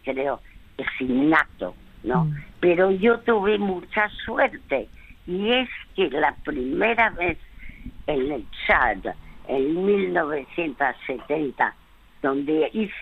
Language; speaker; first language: Spanish; early bilingual, other home language; French